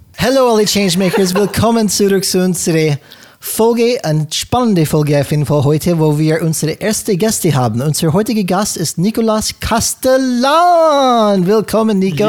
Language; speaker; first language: German; non-native, fluent; English